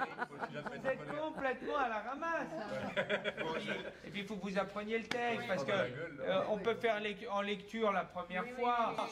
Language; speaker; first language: French; native; French